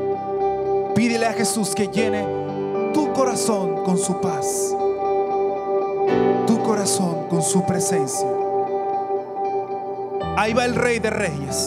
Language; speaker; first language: Spanish; native; Spanish